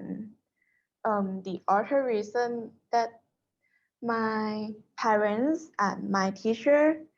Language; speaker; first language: English; non-native, learner; Thai